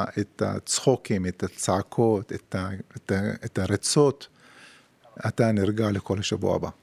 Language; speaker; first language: Hebrew; non-native, local second language; Arabic